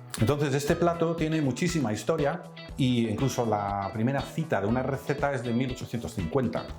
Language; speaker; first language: Spanish; non-native, fluent; Dutch